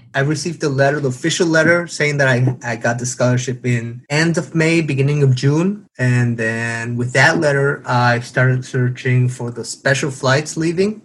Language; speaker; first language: English; non-native, fluent; Spanish